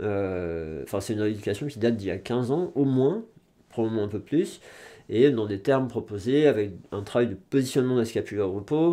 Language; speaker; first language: French; native; French